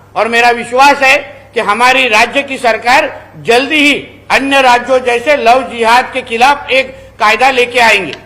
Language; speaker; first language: Hindi; non-native, local second language; Marathi